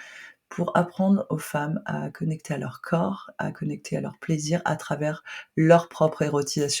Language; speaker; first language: French; native; French